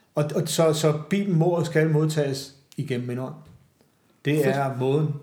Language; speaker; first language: Danish; native; Danish